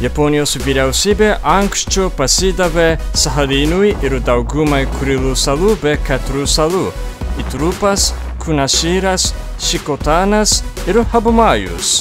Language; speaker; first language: Lithuanian; non-native, fluent; Japanese